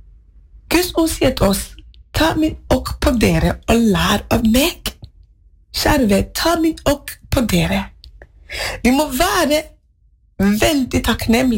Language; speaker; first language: Norwegian; non-native, fluent; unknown